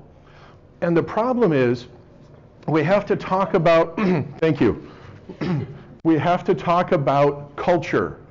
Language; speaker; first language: English; native; English